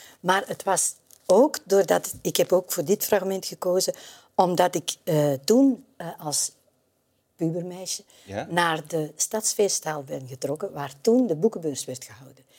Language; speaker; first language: Dutch; native; Dutch